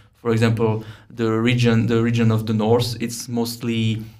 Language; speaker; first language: English; non-native, fluent; French